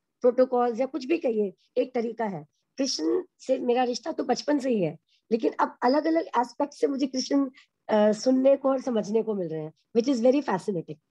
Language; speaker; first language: Hindi; native; Hindi